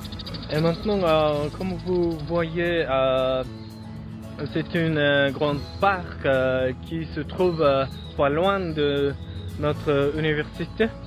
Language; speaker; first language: French; non-native, learner; Mongolian